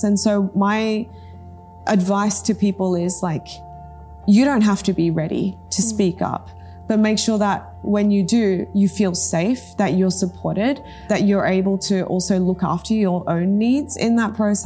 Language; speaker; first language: English; early bilingual, other home language; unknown